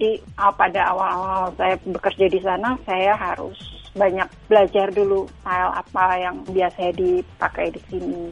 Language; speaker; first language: Indonesian; native; Indonesian